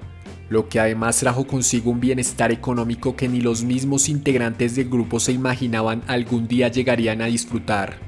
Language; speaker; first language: Spanish; native; Spanish